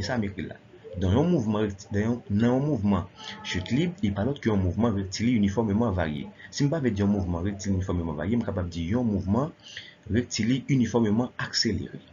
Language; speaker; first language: French; non-native, local second language; Haitian Creole